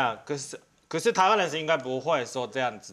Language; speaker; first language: Chinese; non-native, learner; Japanese